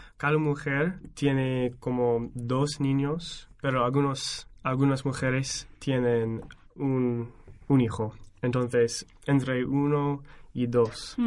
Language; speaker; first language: Spanish; non-native, fluent; English